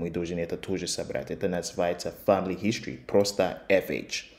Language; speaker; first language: Russian; non-native, fluent; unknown